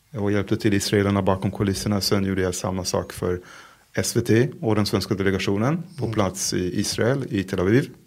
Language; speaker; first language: Swedish; non-native, fluent; Hebrew